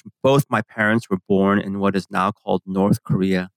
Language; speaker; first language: English; early bilingual, other home language; Korean